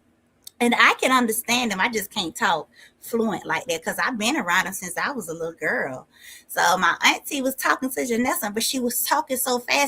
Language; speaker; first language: English; native; English